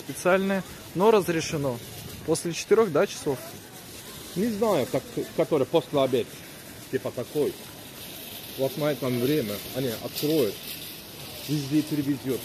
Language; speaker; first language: Russian; non-native, learner; Turkish